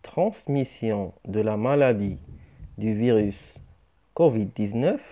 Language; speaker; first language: French; non-native, local second language; Arabic